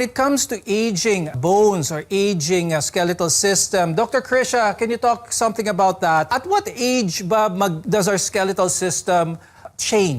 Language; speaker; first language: English; non-native, local second language; Filipino